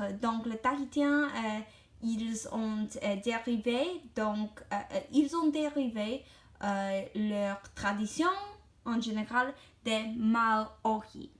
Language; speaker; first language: French; non-native, learner; English